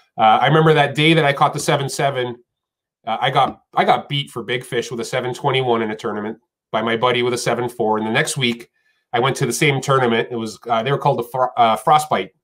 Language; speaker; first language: English; native; English